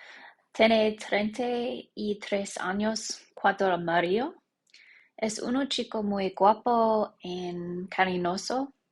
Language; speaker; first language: Spanish; non-native, learner; English